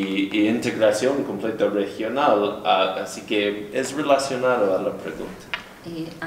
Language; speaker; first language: Spanish; non-native, fluent; English